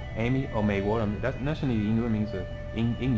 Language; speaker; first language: Chinese; non-native, fluent; English